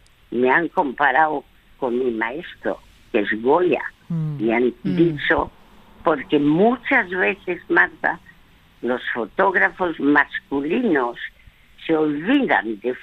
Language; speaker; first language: Spanish; early bilingual, other home language; French